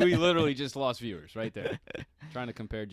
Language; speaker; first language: English; native; English